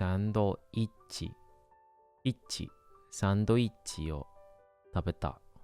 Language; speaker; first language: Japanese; non-native, learner; English